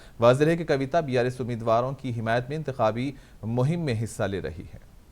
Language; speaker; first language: Hindi; non-native, local second language; Urdu